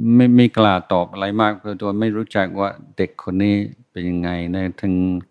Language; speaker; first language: Thai; non-native, fluent; English